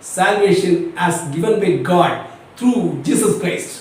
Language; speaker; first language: English; non-native, local second language; Tamil